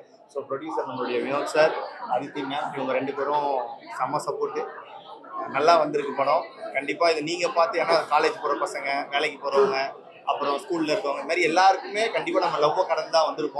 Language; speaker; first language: Tamil; native; Tamil